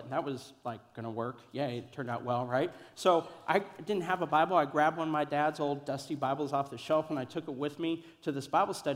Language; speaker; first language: English; native; English